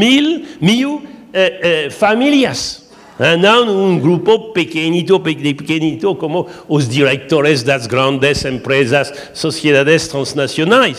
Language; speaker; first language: Portuguese; non-native, learner; French